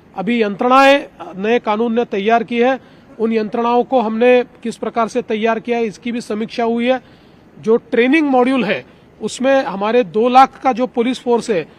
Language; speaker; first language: Hindi; non-native, local second language; Marathi